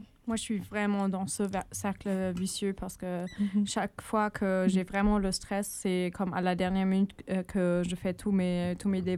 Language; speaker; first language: French; non-native, fluent; German